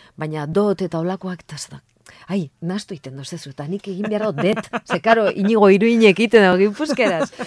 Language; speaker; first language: Basque; non-native, local second language; Spanish